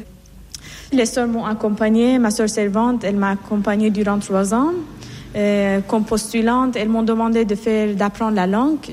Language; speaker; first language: French; non-native, fluent; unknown